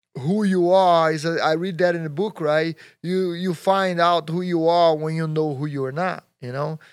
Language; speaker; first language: English; non-native, learner; Portuguese